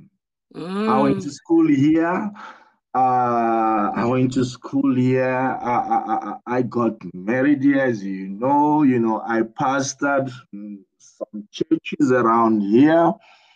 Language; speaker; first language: English; non-native, fluent; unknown